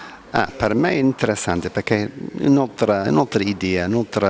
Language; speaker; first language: Italian; non-native, learner; English